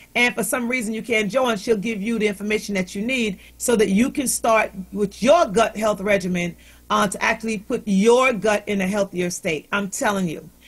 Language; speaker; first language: English; native; English